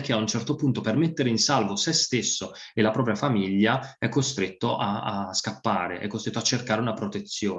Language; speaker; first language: Italian; native; Italian